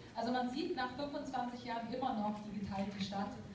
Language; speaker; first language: German; native; German